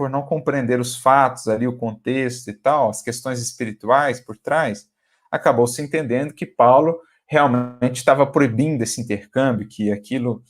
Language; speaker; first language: Portuguese; native; Portuguese